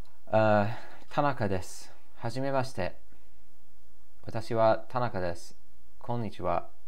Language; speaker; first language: Japanese; non-native, learner; English